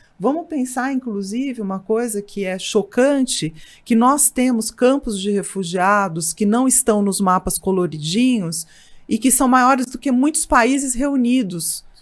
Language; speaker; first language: Portuguese; native; Portuguese